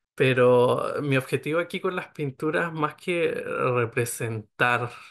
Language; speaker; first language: Spanish; native; Spanish